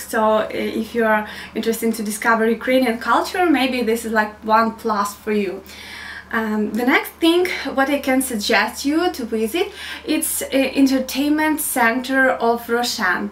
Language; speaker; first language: English; non-native, learner; Ukrainian